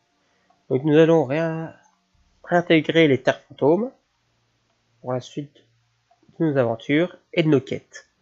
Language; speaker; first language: French; native; French